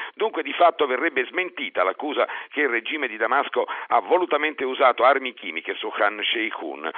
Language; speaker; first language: Italian; native; Italian